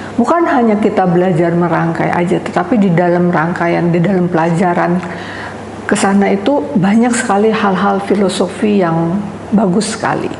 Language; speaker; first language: Indonesian; native; Indonesian